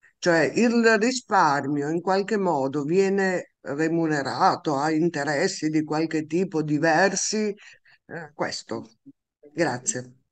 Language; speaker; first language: Italian; native; Italian